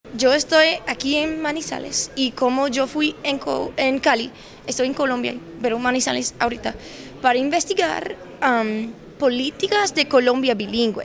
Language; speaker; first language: Spanish; non-native, learner; English